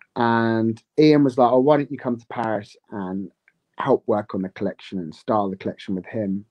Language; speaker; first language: English; native; English